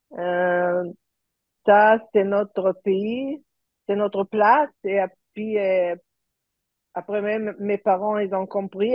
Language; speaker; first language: French; early bilingual, heritage; French